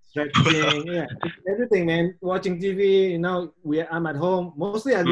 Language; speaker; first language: English; non-native, learner; Indonesian